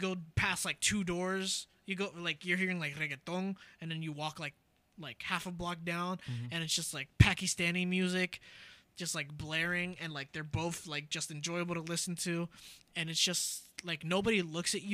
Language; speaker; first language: English; native; English